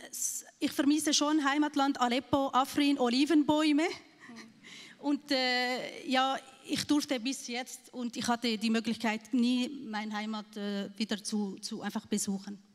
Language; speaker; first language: German; non-native, learner; Arabic